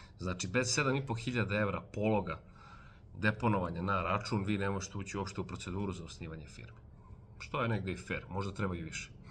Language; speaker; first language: Bosnian; native; Bosnian